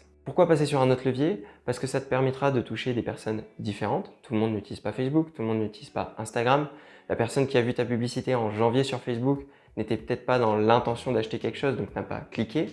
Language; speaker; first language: French; native; French